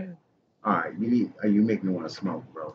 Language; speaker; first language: English; native; English